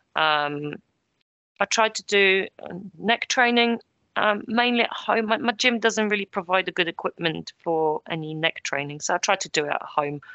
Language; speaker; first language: English; early bilingual, other home language; Polish